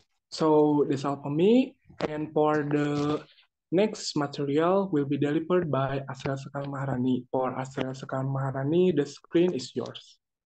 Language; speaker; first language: English; non-native, learner; Indonesian